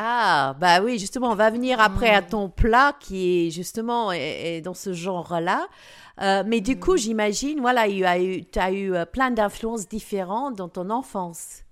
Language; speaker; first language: French; non-native, fluent; English